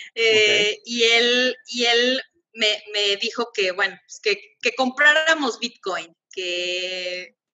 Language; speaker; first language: Spanish; native; Spanish